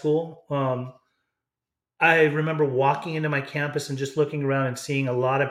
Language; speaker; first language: English; early bilingual, other home language; German